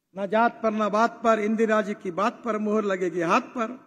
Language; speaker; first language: Hindi; non-native, local second language; Marathi